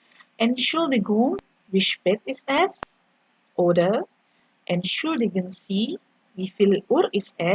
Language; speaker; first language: German; non-native, fluent; Indonesian